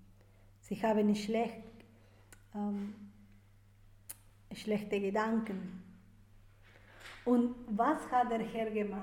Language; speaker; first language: German; non-native, fluent; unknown